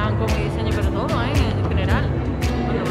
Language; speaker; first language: Spanish; native; Spanish